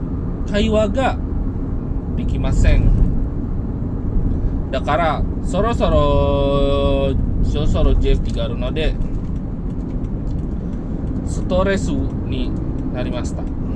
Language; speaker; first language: Japanese; non-native, learner; Indonesian